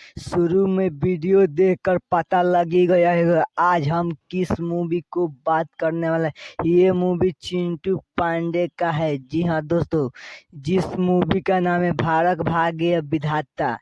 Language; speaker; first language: Hindi; non-native, local second language; Bhojpuri